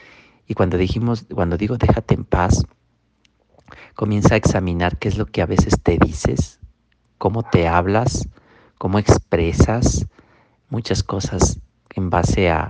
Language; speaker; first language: Spanish; native; Spanish